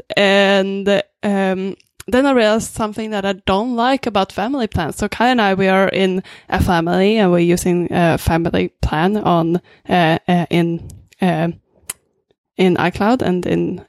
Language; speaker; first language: English; non-native, fluent; Swedish